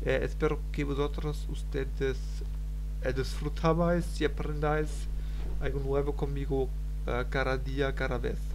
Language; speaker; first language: Spanish; non-native, learner; German